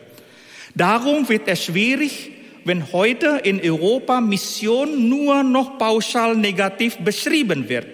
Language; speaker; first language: German; non-native, fluent; Indonesian